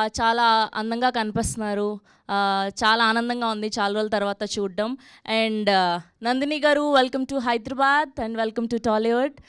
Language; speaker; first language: Telugu; native; Telugu